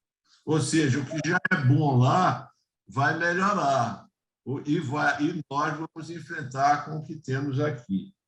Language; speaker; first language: Portuguese; native; Portuguese